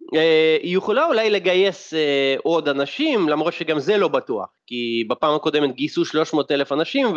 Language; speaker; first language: Hebrew; non-native, fluent; Russian